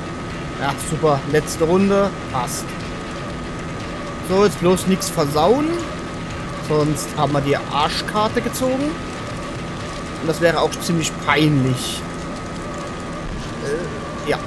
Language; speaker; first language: German; native; German